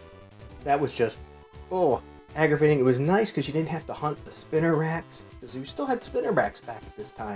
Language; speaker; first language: English; native; English